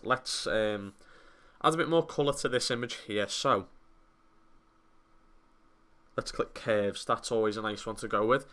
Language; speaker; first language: English; native; English